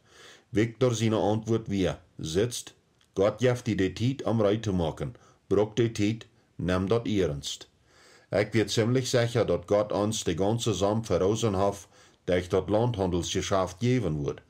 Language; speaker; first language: German; early bilingual, heritage; Plautdietsch